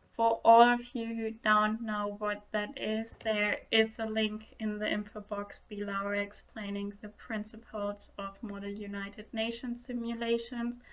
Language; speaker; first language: English; non-native, fluent; German